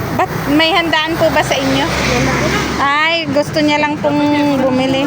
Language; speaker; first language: Filipino; non-native, local second language; Cebuano